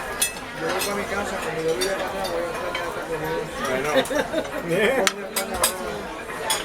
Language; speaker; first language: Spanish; early bilingual, heritage; English